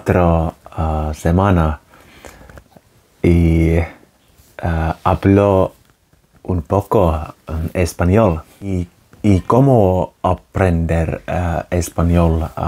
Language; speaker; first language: Spanish; non-native, learner; Finnish